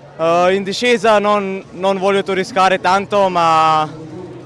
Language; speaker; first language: Italian; non-native, learner; Slovenian